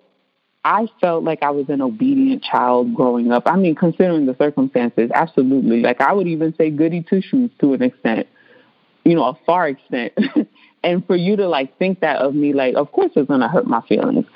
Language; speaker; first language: English; early bilingual, other home language; Spanish